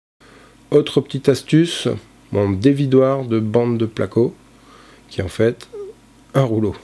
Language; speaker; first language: French; native; French